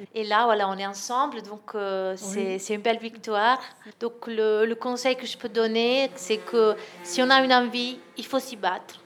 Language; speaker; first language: French; non-native, fluent; Italian